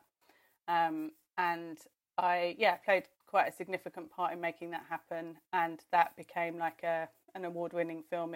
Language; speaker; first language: English; native; English